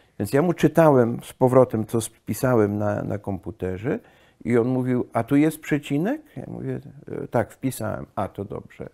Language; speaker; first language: Polish; early bilingual, heritage; Polish